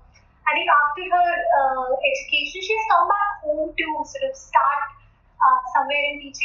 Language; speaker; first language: English; non-native, local second language; Hindi